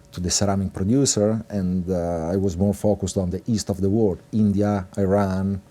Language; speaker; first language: English; non-native, fluent; Italian